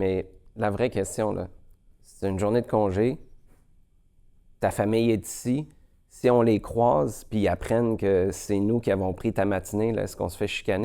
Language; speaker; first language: French; native; French